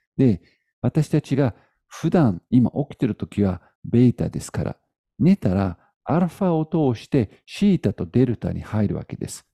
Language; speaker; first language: Japanese; non-native, fluent; English